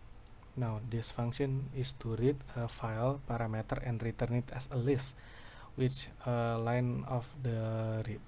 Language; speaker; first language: English; non-native, local second language; Indonesian